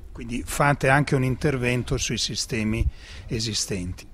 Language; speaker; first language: Italian; native; Italian